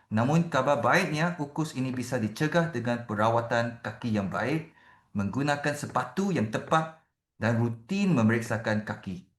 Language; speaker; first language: Malay; non-native, local second language; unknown